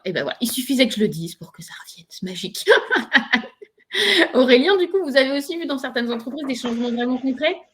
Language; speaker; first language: French; native; French